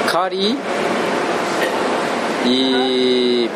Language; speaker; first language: Spanish; non-native, learner; Japanese